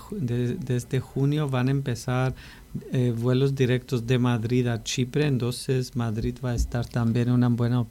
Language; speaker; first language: Spanish; non-native, fluent; Greek